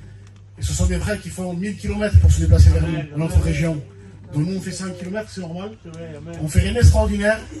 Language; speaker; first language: French; native; French